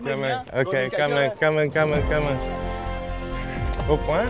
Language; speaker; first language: Vietnamese; non-native, learner; English